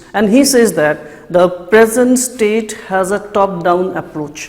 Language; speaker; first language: English; non-native, local second language; Assamese